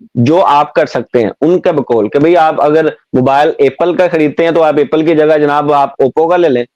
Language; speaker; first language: Urdu; non-native, local second language; Punjabi